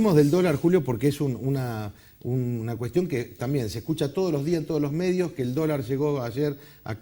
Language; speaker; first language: Spanish; native; Spanish